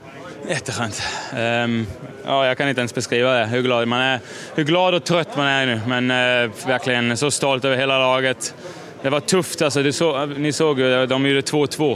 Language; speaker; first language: Swedish; non-native, fluent; German